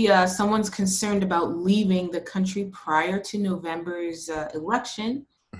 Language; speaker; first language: English; native; English